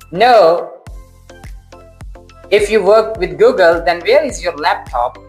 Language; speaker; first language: English; non-native, local second language; Urdu